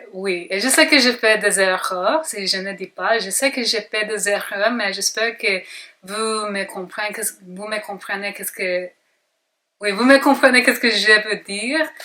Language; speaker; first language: French; non-native, learner; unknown